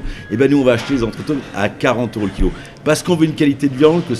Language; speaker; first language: French; native; French